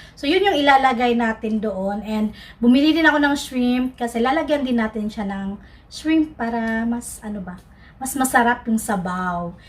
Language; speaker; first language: Filipino; non-native, local second language; Cebuano